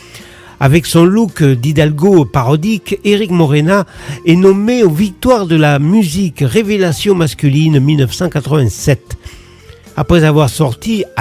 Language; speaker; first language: French; native; French